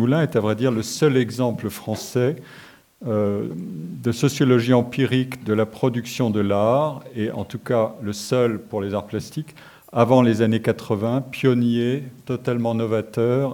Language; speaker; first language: French; native; French